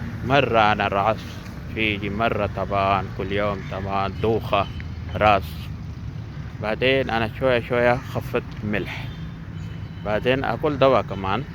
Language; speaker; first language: Arabic; non-native, learner; Urdu